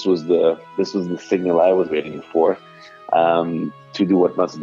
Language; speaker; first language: English; non-native, fluent; Hebrew